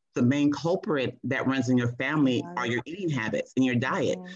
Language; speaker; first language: English; native; English